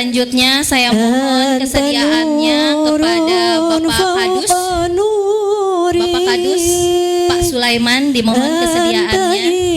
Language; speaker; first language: Indonesian; native; Indonesian